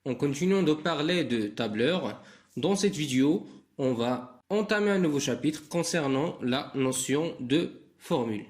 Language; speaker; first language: French; non-native, local second language; Arabic